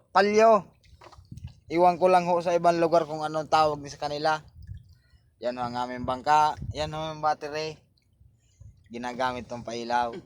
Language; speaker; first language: Filipino; non-native, local second language; Bikol